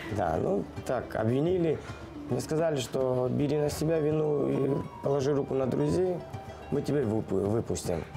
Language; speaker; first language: Russian; non-native, local second language; Georgian